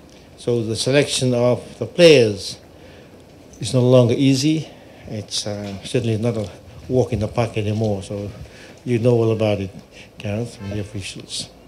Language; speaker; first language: English; non-native, local second language; Fijian